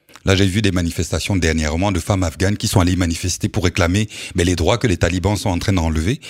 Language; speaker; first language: French; native; French